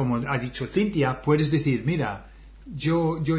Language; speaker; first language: Spanish; non-native, fluent; English